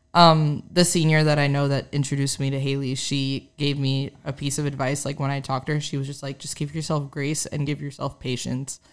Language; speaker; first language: English; native; English